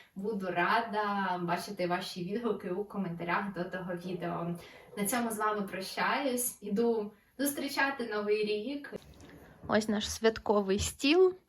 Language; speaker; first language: Ukrainian; native; Ukrainian